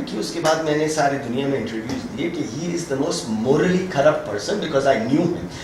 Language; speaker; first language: Urdu; native; Urdu